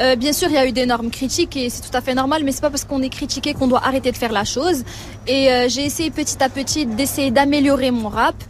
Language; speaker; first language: French; non-native, local second language; Arabic